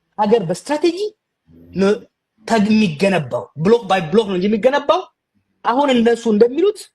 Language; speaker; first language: Amharic; non-native, local second language; Oromo